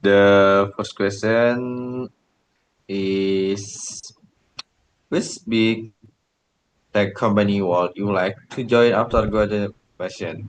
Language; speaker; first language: English; non-native, learner; Indonesian